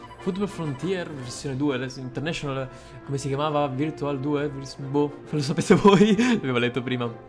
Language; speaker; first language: Italian; native; Italian